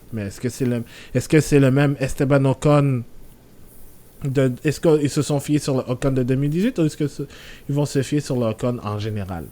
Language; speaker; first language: French; native; French